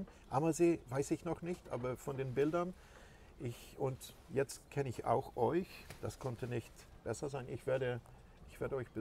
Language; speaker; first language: German; non-native, fluent; Swedish